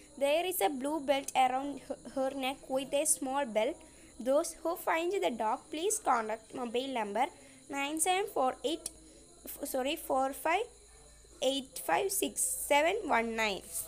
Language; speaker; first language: English; non-native, local second language; Malayalam